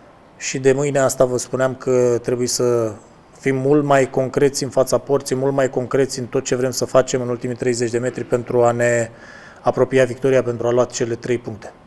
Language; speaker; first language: Romanian; native; Romanian